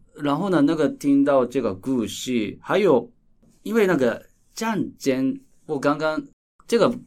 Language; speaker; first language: Chinese; non-native, fluent; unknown